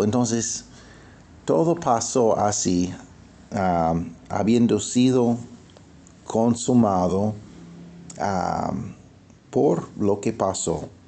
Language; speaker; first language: Spanish; non-native, fluent; English